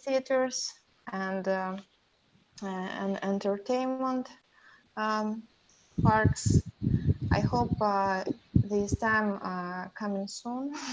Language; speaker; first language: English; non-native, learner; Russian